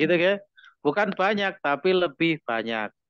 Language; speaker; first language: Indonesian; native; Indonesian